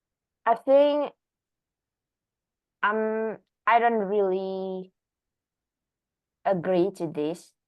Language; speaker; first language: English; non-native, learner; Indonesian